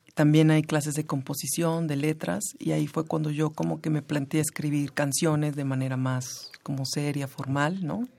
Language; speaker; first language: Spanish; native; Spanish